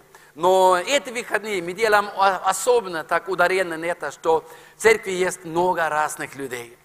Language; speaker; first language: Russian; non-native, fluent; Norwegian